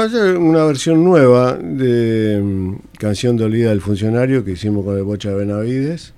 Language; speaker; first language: Spanish; native; Spanish